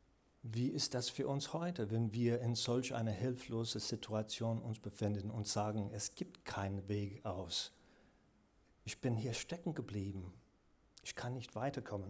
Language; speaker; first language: German; non-native, fluent; English